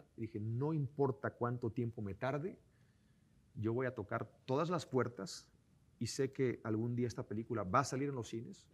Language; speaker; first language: Spanish; native; Spanish